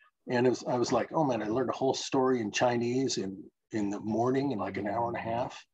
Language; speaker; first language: English; native; English